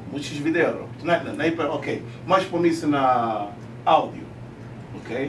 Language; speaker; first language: Polish; non-native, fluent; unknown